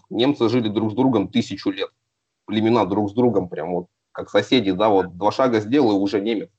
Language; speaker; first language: Russian; native; Russian